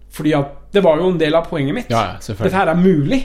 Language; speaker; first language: Norwegian; non-native, local second language; Persian